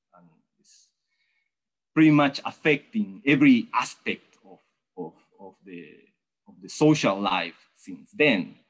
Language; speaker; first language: English; non-native, fluent; Spanish